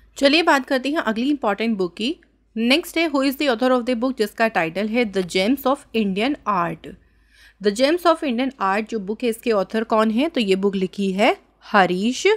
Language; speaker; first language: Hindi; native; Hindi